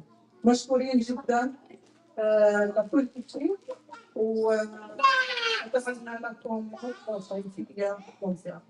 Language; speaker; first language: Arabic; native; Arabic